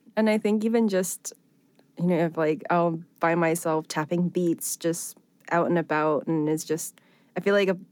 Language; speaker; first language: English; early bilingual, other home language; Chinese